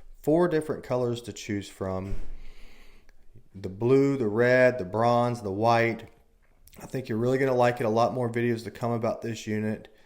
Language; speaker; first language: English; native; English